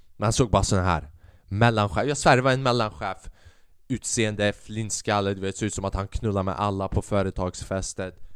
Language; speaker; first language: Swedish; early bilingual, other home language; Albanian